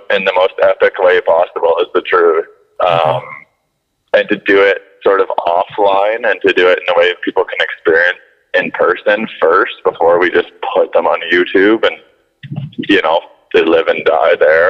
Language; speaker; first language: English; native; English